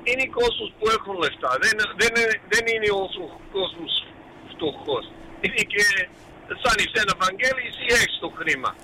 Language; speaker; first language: Greek; early bilingual, heritage; Greek